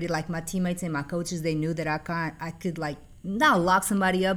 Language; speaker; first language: English; non-native, fluent; Portuguese